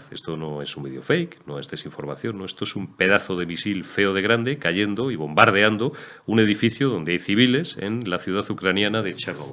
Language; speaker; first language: Spanish; native; Spanish